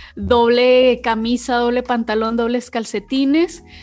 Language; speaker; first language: Spanish; native; Spanish